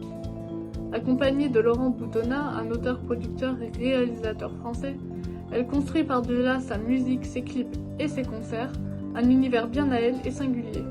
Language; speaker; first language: French; native; French